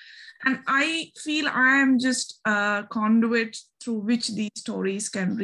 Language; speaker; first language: English; non-native, local second language; Bangla